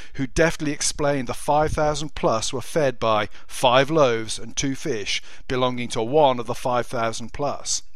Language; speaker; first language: English; native; English